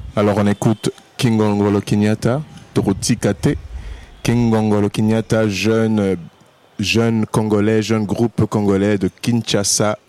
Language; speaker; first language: French; non-native, local second language; Lingala